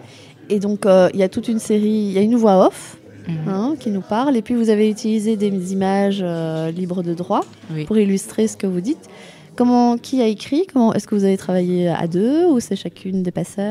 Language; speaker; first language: French; native; French